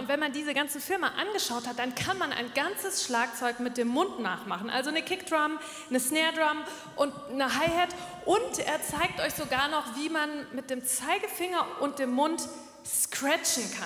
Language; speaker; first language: German; native; German